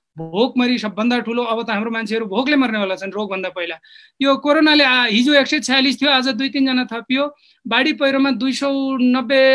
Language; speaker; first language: Nepali; non-native, local second language; Eastern Tamang